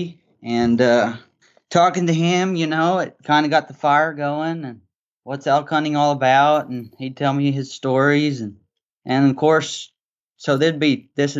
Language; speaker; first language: English; native; English